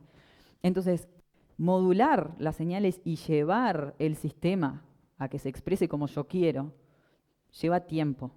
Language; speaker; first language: Spanish; native; Spanish